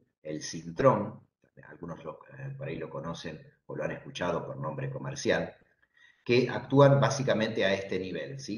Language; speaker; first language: Spanish; native; Spanish